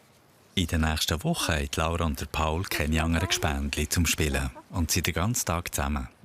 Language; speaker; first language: German; native; German